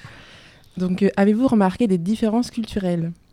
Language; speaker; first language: French; native; French